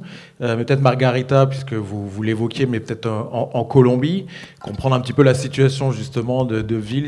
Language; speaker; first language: French; native; French